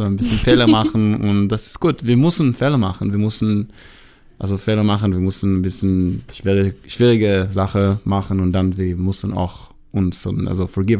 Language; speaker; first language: German; non-native, fluent; Hebrew